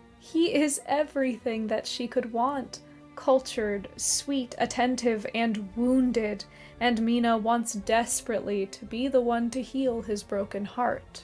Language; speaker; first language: English; native; English